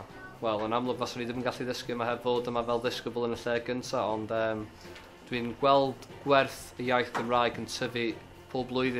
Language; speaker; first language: Welsh; non-native, local second language; English